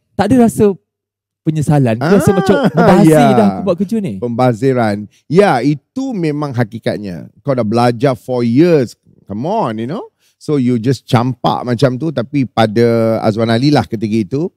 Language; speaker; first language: Malay; native; Malay